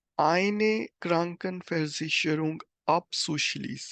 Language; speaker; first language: German; non-native, fluent; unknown